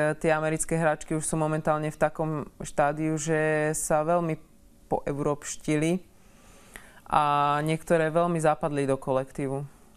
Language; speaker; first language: Slovak; native; Slovak